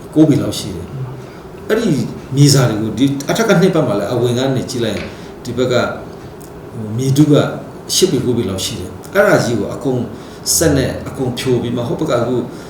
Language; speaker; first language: Burmese; non-native, local second language; Hakha Chin